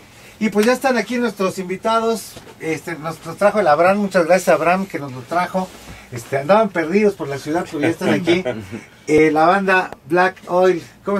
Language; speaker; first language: Spanish; native; Spanish